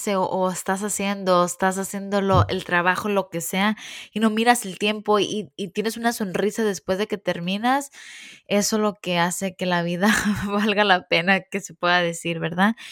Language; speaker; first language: Spanish; early bilingual, heritage; Spanish